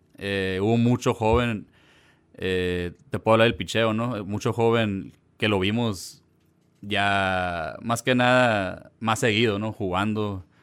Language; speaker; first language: Spanish; early bilingual, heritage; Spanish